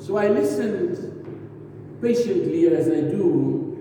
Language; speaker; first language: English; non-native, local second language; Afrikaans